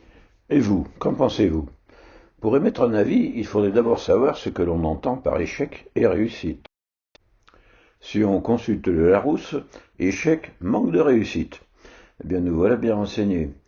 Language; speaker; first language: French; native; French